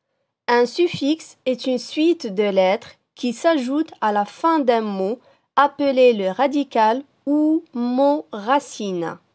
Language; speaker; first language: French; non-native, local second language; Arabic